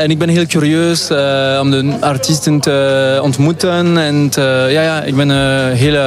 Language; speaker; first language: Dutch; non-native, local second language; French